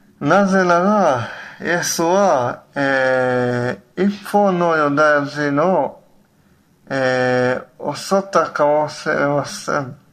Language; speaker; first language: Japanese; non-native, learner; Hebrew